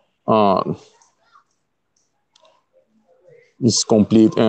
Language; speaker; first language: English; non-native, learner; Spanish